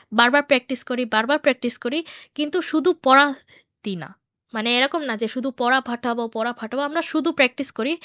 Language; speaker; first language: Bangla; early bilingual, heritage; Bangla